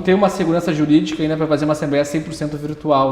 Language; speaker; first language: Portuguese; native; Portuguese